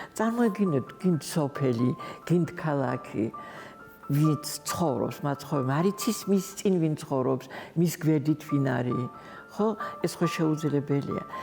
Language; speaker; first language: Georgian; non-native, fluent; Adyghe